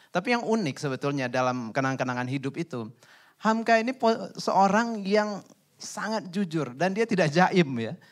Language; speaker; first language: Indonesian; native; Indonesian